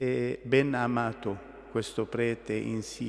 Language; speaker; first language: Italian; non-native, learner; Arabic